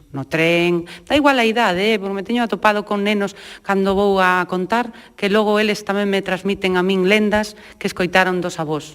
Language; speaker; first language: Galician; native; Galician